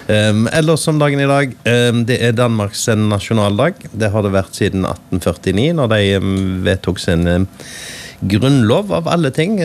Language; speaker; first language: Norwegian; native; Norwegian